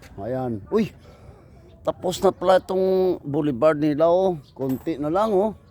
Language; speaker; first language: Filipino; native; Filipino